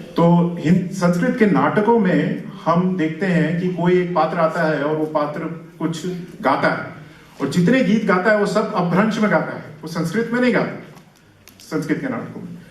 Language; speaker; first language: Hindi; non-native, local second language; Magahi